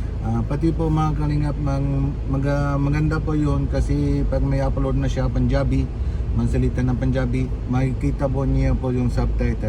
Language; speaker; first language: Filipino; non-native, learner; Punjabi